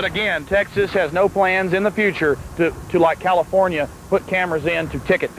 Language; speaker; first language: English; native; English